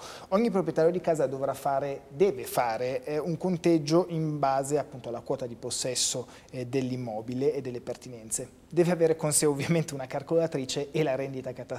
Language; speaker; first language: Italian; native; Italian